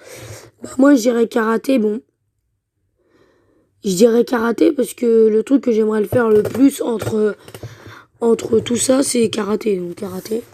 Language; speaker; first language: French; native; French